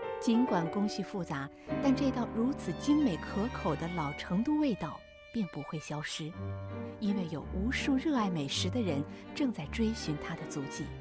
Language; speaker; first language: Chinese; native; Chinese